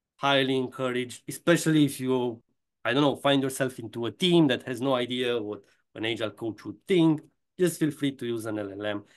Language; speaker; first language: English; non-native, fluent; Romanian